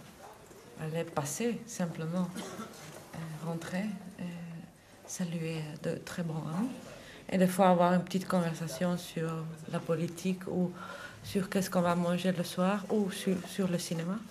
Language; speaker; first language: French; non-native, fluent; Dutch